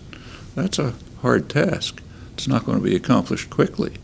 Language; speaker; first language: English; native; English